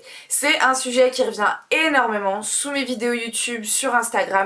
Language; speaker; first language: French; native; French